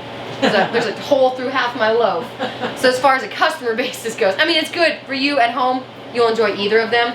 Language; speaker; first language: English; native; English